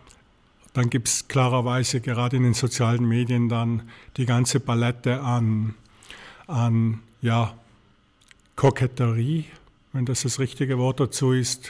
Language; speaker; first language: German; native; German